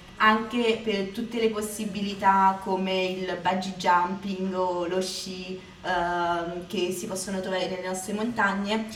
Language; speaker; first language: Italian; native; Italian